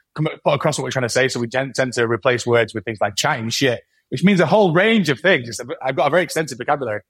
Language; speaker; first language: English; native; English